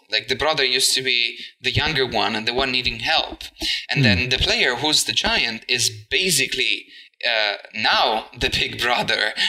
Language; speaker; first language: English; non-native, fluent; Italian